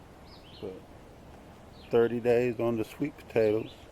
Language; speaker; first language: English; native; English